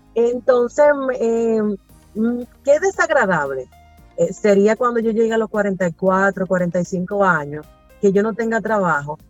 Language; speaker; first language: Spanish; native; Spanish